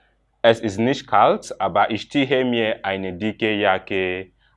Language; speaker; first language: German; non-native, fluent; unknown